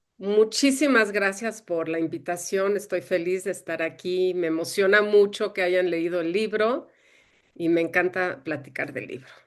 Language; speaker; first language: Spanish; early bilingual, other home language; English